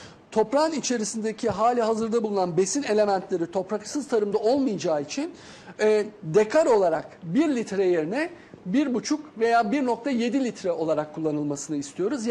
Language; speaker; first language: Turkish; native; Turkish